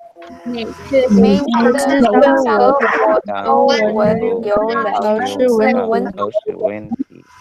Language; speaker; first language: Chinese; non-native, learner; Indonesian